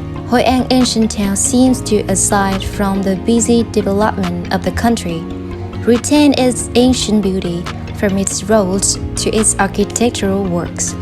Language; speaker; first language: English; non-native, fluent; Vietnamese